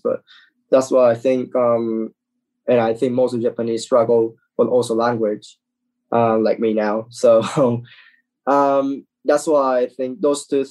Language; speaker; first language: English; non-native, learner; Japanese